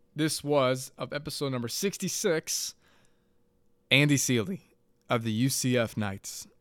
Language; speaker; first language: English; native; English